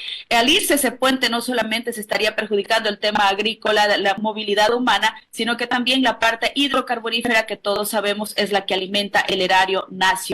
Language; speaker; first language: Spanish; native; Spanish